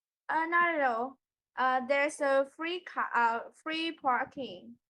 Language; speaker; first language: English; non-native, learner; Vietnamese